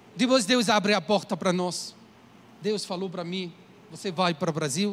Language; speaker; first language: Portuguese; non-native, learner; Arabic